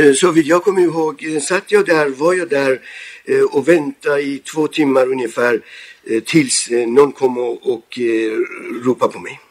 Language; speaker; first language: Swedish; non-native, fluent; Persian